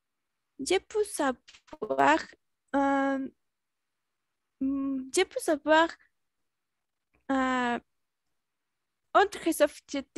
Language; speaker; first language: French; non-native, learner; Spanish